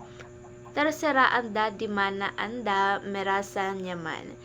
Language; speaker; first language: Indonesian; non-native, learner; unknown